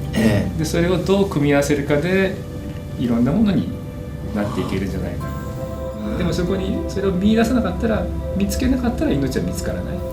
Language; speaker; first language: Japanese; native; Japanese